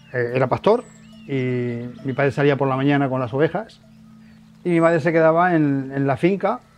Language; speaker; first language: Spanish; native; Spanish